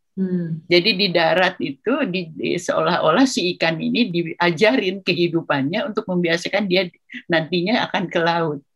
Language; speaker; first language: Indonesian; non-native, local second language; Sundanese